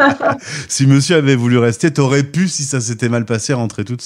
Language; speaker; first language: French; native; French